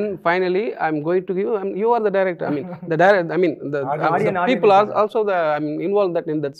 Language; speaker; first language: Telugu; non-native, learner; Tamil